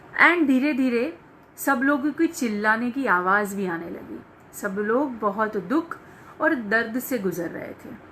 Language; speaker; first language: Hindi; non-native, local second language; Gujarati